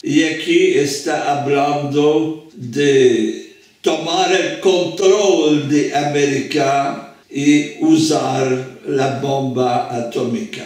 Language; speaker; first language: Spanish; non-native, fluent; French